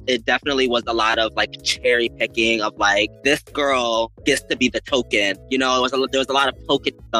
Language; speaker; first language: English; native; English